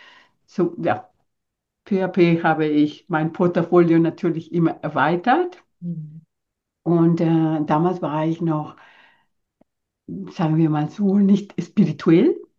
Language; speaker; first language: German; non-native, fluent; Spanish